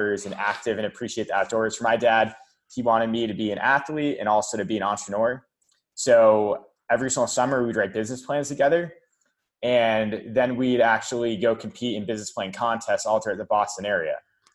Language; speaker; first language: English; native; English